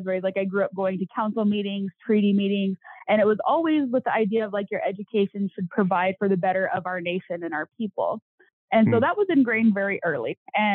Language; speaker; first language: English; native; English